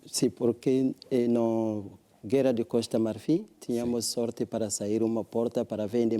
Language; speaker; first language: Portuguese; non-native, learner; French